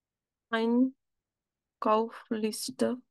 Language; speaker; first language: German; non-native, fluent; Marathi